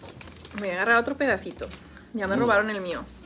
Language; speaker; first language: Spanish; native; Spanish